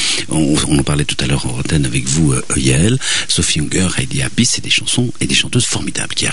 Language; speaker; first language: French; native; French